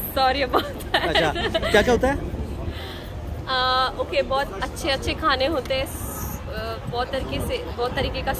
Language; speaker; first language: Hindi; native; Hindi